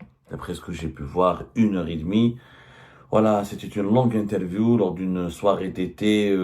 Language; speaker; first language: French; non-native, local second language; Arabic